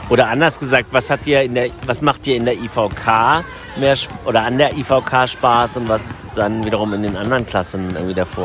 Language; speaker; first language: German; native; German